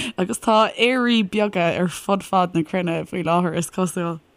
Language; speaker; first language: Irish; native; Irish